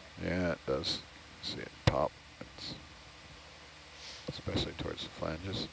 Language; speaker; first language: English; native; English